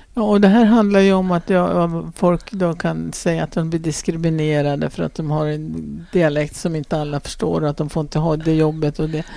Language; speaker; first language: Swedish; native; Swedish